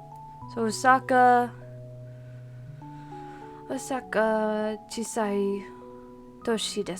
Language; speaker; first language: Japanese; non-native, learner; English